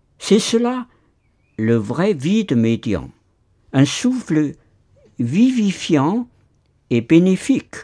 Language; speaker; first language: French; non-native, fluent; Chinese